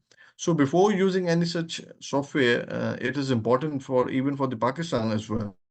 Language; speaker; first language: English; non-native, local second language; Urdu